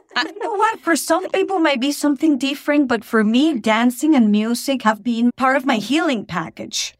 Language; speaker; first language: English; non-native, fluent; Spanish